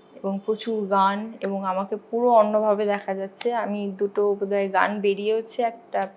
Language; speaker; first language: Bangla; non-native, local second language; Hindi